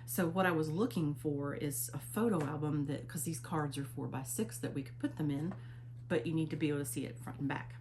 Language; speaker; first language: English; native; English